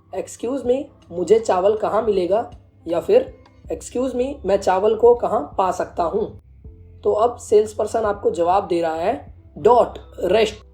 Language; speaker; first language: Hindi; native; Hindi